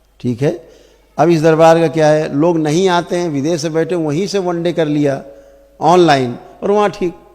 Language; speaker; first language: Hindi; native; Hindi